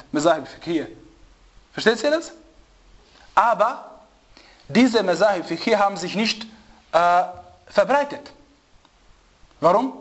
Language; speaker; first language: German; non-native, fluent; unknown